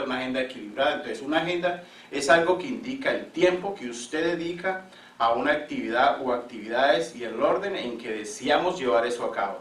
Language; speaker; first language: Spanish; native; Spanish